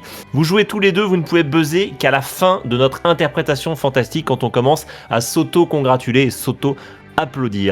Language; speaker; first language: French; native; French